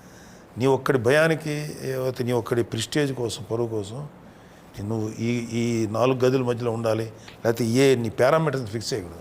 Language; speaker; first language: Telugu; native; Telugu